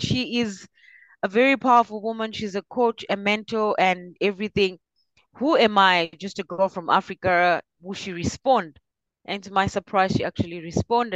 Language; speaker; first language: English; non-native, local second language; Shona